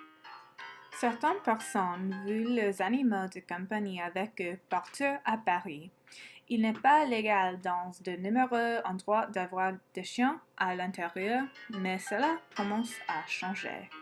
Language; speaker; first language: French; non-native, learner; English